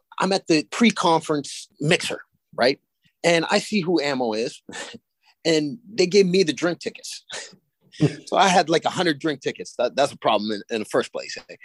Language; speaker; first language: English; native; English